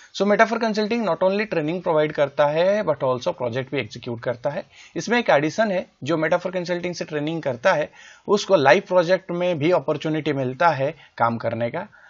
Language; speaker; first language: Hindi; native; Hindi